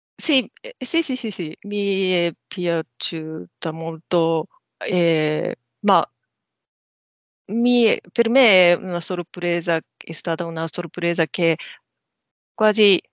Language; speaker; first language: Italian; non-native, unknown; Japanese